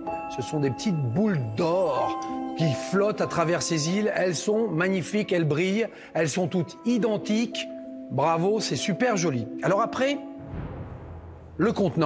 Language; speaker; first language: French; native; French